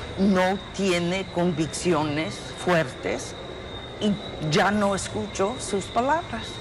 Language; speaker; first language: Spanish; non-native, fluent; English